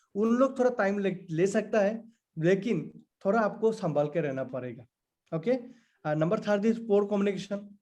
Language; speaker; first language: Hindi; non-native, local second language; Assamese